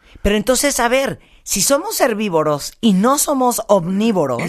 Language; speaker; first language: Spanish; native; Spanish